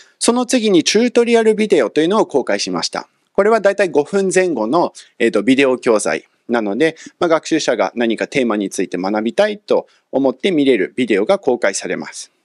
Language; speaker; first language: Japanese; early bilingual, other home language; English